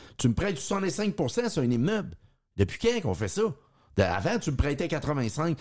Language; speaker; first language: French; native; French